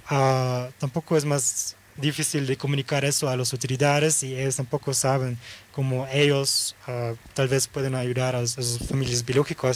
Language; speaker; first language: Spanish; early bilingual, heritage; Dutch